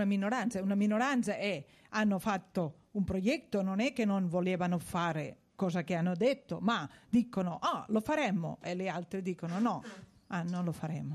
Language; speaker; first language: Italian; non-native, fluent; Spanish